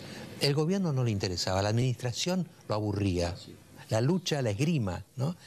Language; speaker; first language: Spanish; native; Spanish